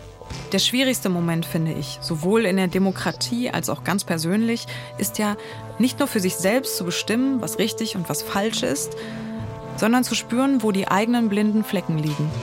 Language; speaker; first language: German; native; German